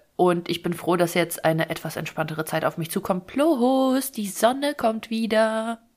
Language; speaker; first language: German; early bilingual, other home language; Russian